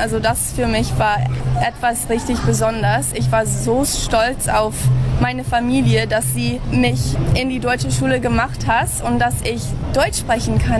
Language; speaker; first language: German; early bilingual, heritage; English